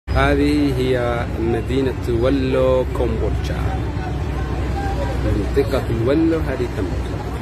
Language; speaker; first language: Arabic; non-native, learner; Amharic